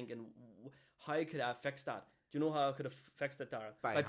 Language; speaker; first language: English; native; English